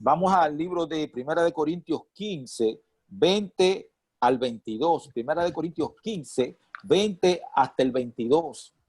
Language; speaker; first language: Spanish; native; Spanish